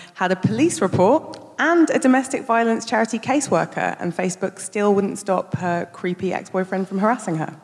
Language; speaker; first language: English; native; English